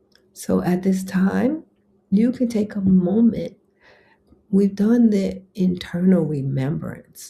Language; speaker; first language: English; native; English